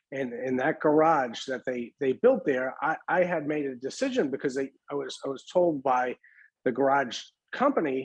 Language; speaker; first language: English; native; English